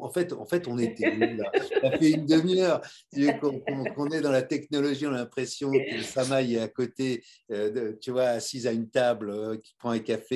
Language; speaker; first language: French; native; French